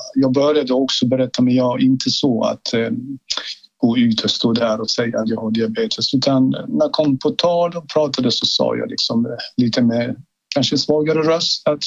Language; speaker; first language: Swedish; non-native, fluent; Persian